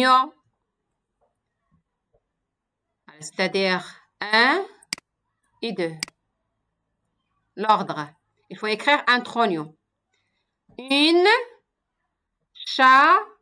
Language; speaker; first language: French; non-native, local second language; Arabic